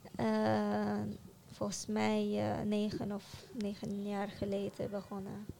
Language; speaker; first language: Dutch; non-native, learner; Arabic